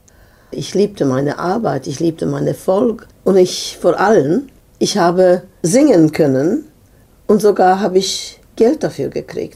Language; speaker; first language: German; non-native, fluent; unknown